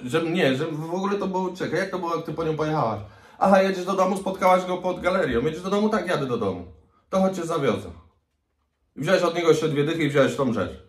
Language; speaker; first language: Polish; native; Polish